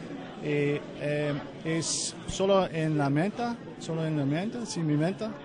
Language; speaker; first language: Spanish; non-native, learner; English